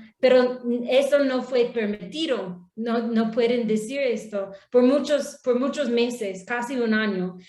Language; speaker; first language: Spanish; non-native, learner; English